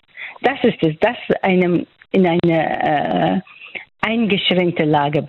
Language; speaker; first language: German; non-native, fluent; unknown